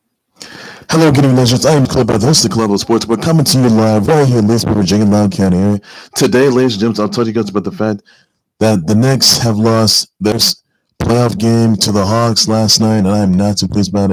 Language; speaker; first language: English; native; English